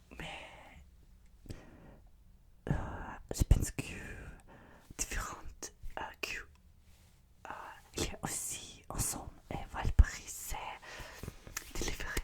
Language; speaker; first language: French; non-native, learner; Russian